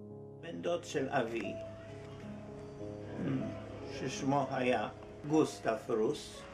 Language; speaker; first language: Hebrew; non-native, fluent; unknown